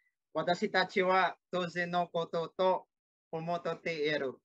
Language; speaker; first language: Japanese; non-native, learner; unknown